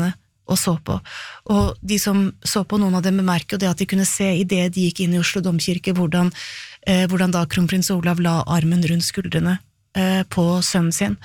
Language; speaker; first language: Norwegian; native; Norwegian